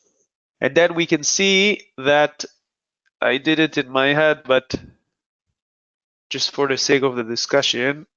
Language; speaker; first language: English; non-native, fluent; Hebrew